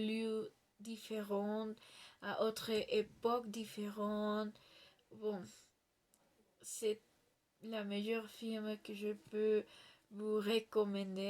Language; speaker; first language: French; non-native, learner; Spanish